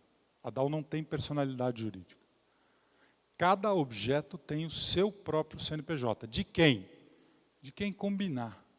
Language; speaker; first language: Portuguese; native; Portuguese